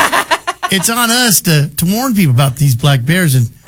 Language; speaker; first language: English; native; English